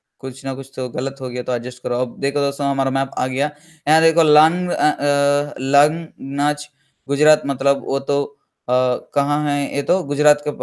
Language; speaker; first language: Hindi; non-native, local second language; Telugu